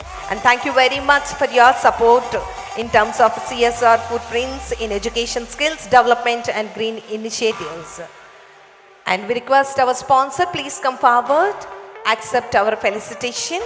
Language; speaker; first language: English; non-native, local second language; Telugu